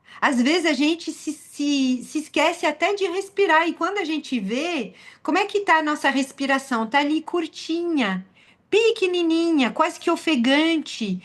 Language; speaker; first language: Portuguese; non-native, fluent; French